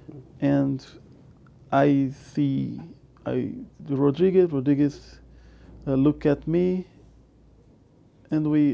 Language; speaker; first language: English; non-native, learner; Portuguese